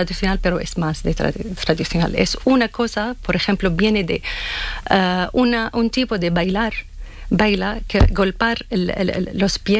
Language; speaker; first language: Spanish; non-native, learner; Arabic